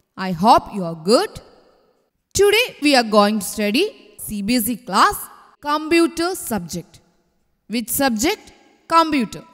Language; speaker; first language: English; non-native, local second language; Malayalam